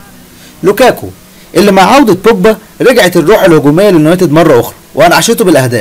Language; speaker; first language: Arabic; native; Arabic